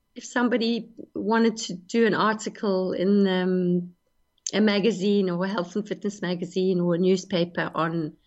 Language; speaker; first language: English; native; English